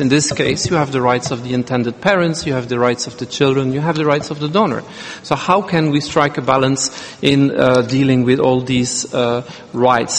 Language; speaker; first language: English; non-native, fluent; Dutch